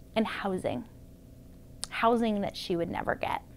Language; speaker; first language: English; native; English